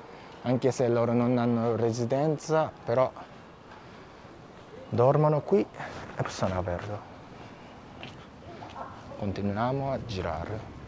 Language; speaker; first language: Italian; non-native, fluent; Japanese